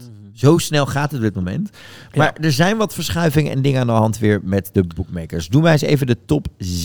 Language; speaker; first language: Dutch; native; Dutch